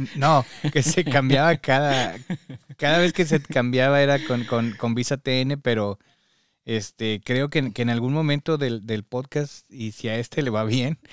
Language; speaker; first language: Spanish; native; Spanish